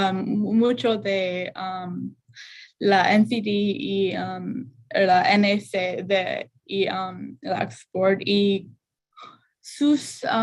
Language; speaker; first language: Spanish; non-native, learner; English